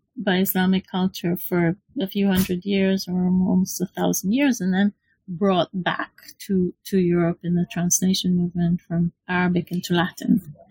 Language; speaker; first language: English; non-native, fluent; Hebrew